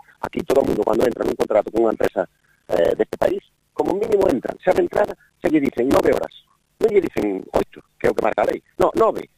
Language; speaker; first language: Galician; native; Galician